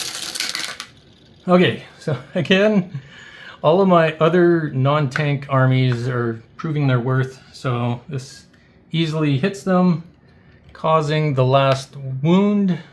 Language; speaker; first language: English; native; English